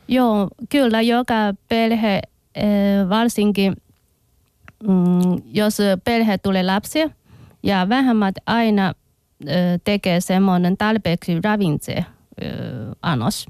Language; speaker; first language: Finnish; non-native, learner; Chinese